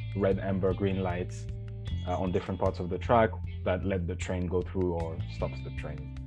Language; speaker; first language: English; non-native, fluent; French